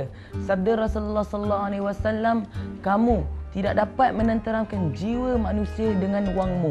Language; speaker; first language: Malay; native; Malay